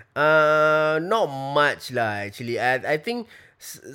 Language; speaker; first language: English; native; English